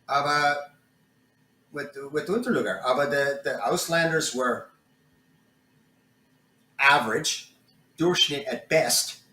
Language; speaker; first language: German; non-native, learner; English